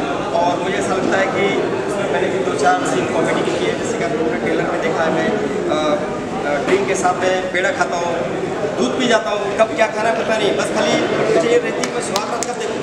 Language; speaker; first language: Hindi; native; Hindi